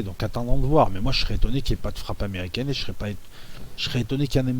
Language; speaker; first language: French; native; French